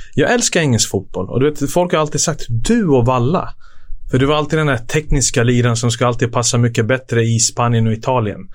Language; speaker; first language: Swedish; early bilingual, other home language; Serbian